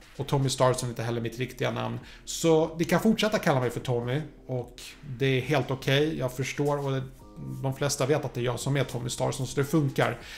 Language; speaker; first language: Swedish; early bilingual, other home language; Polish